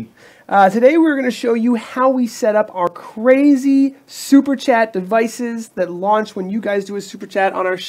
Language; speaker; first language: English; native; English